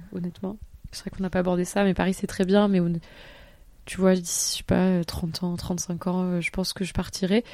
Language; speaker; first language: French; native; French